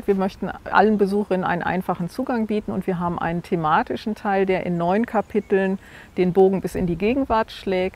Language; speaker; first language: German; native; German